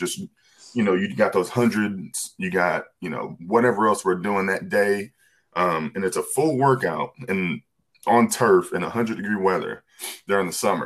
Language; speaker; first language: English; native; English